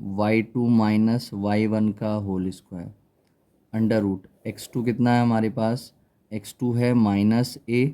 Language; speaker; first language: Hindi; native; Hindi